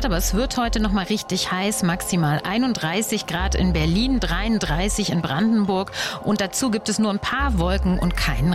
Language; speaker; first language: German; native; German